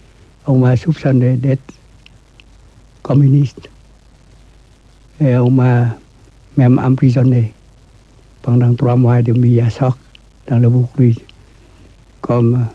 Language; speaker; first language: French; non-native, fluent; Vietnamese